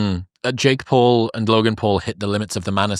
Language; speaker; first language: English; native; English